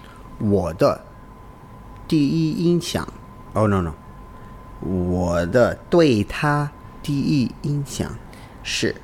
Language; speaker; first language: Chinese; non-native, learner; English